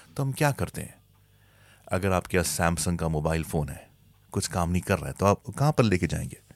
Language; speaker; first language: Hindi; native; Hindi